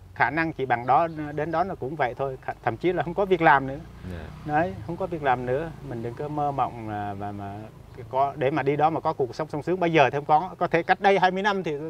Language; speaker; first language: Vietnamese; non-native, local second language; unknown